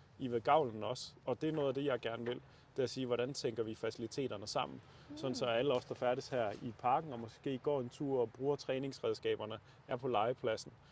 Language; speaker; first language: Danish; native; Danish